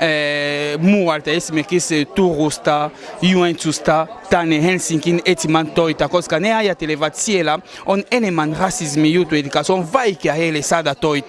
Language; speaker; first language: Finnish; non-native, fluent; Lingala